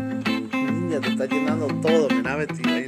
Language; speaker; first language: Spanish; native; Spanish